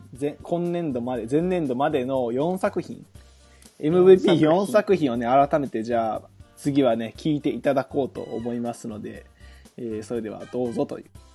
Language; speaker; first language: Japanese; native; Japanese